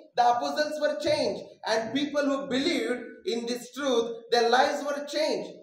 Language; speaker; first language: English; non-native, local second language; Marathi